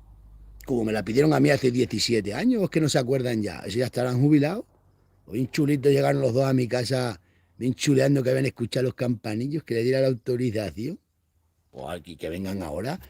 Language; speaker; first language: Spanish; native; Spanish